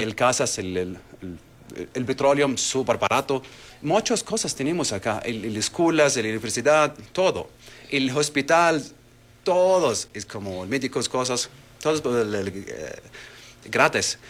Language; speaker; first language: Spanish; non-native, learner; Arabic